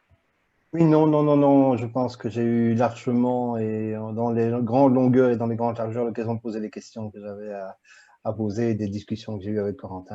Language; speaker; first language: French; native; French